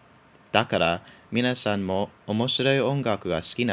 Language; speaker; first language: Japanese; non-native, learner; English